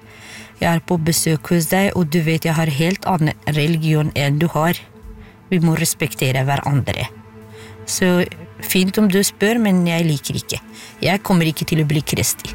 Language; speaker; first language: Norwegian; non-native, fluent; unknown